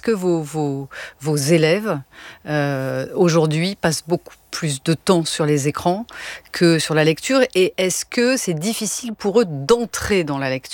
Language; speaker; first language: French; native; French